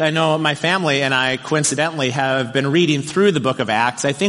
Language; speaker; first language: English; native; English